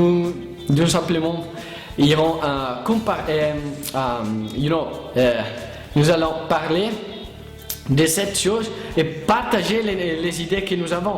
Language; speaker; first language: French; non-native, learner; Italian